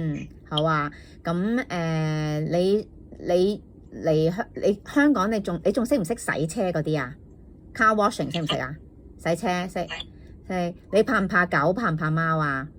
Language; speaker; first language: Cantonese; native; Cantonese